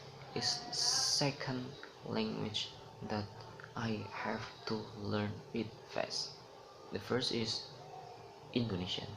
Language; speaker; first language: English; non-native, learner; Indonesian